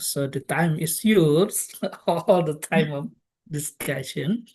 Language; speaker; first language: English; non-native, local second language; Indonesian